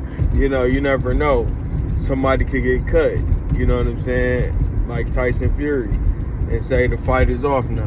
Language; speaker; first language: English; native; English